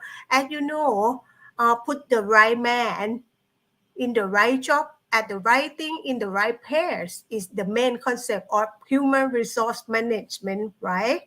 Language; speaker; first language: English; non-native, learner; Thai